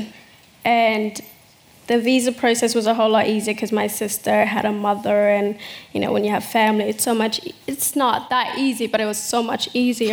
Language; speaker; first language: English; early bilingual, other home language; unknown